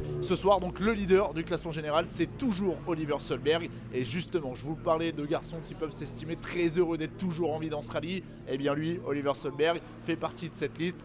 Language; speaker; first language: French; native; French